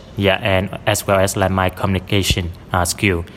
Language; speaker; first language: English; non-native, fluent; Vietnamese